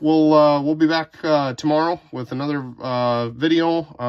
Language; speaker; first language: English; native; English